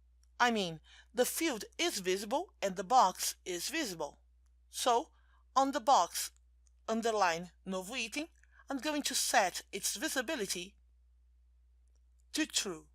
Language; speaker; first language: English; non-native, fluent; Portuguese